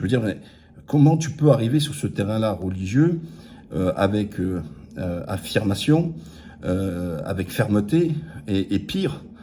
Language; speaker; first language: French; native; French